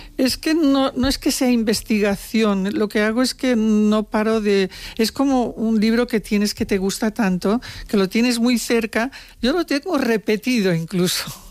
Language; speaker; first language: Spanish; non-native, local second language; Catalan